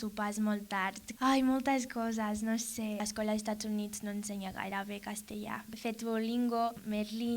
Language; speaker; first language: Catalan; non-native, learner; English